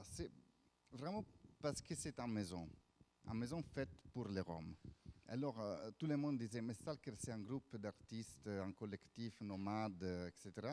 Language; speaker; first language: French; non-native, fluent; Italian